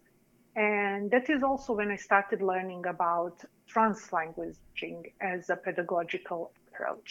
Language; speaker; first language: English; non-native, fluent; Serbian